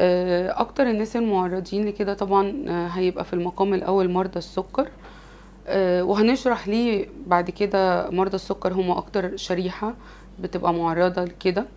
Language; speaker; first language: Arabic; native; Arabic